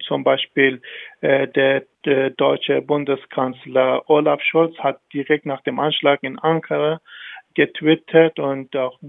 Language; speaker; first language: German; non-native, fluent; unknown